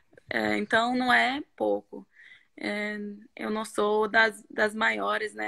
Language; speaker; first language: Portuguese; non-native, fluent; Norwegian